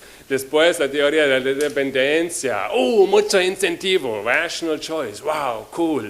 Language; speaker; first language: Spanish; non-native, fluent; German